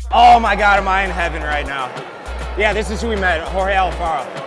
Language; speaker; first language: English; native; English